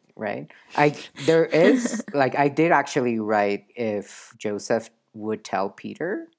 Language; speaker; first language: English; non-native, fluent; Spanish